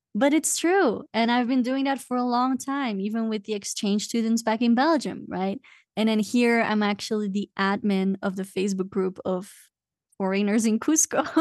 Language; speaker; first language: English; non-native, fluent; Dutch